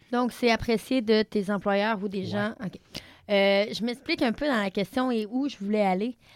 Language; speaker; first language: French; native; French